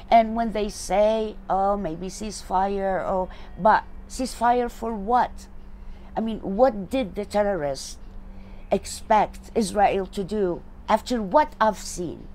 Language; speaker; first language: English; non-native, fluent; Arabic